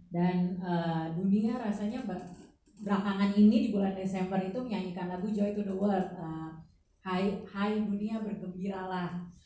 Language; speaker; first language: Indonesian; native; Indonesian